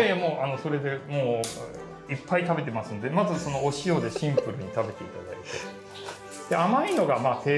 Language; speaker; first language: Japanese; native; Japanese